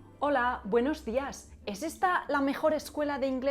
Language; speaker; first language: Spanish; native; Spanish